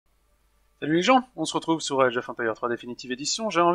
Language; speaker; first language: French; native; French